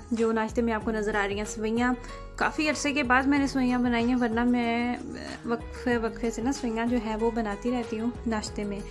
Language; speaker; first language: Urdu; native; Urdu